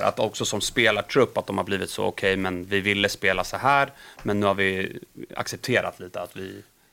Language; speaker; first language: Swedish; native; Swedish